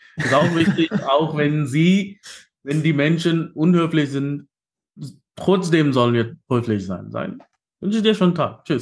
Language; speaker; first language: German; non-native, fluent; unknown